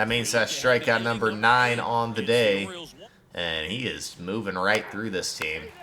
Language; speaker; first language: English; native; English